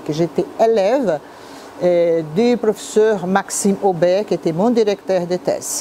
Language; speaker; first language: French; non-native, fluent; Portuguese